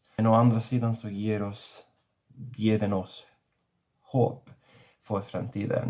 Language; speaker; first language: Swedish; non-native, fluent; Catalan